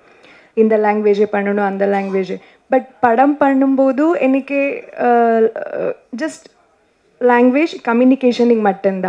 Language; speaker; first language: Tamil; non-native, learner; Kannada